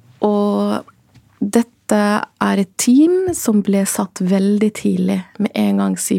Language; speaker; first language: Norwegian; non-native, fluent; Arabic